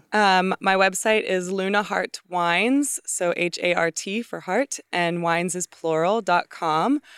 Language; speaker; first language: English; native; English